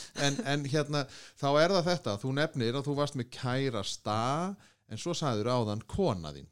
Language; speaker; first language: Icelandic; native; Icelandic